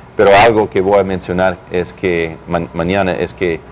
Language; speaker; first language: Spanish; non-native, fluent; English